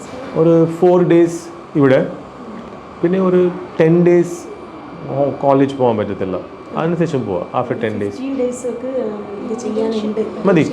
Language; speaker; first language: Malayalam; non-native, local second language; Tamil